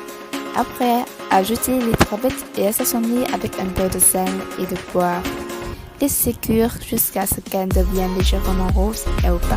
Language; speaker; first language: French; non-native, learner; Vietnamese